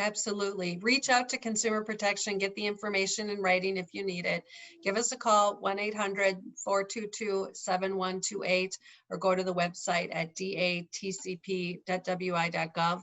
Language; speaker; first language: English; native; English